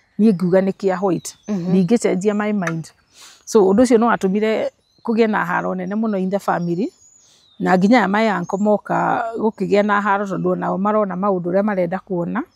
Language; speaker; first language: Kikuyu; native; Kikuyu